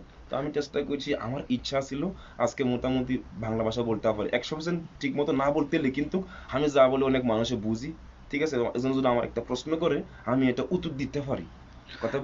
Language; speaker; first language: Bangla; non-native, fluent; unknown